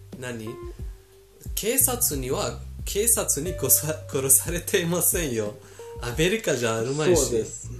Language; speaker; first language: Japanese; non-native, fluent; Persian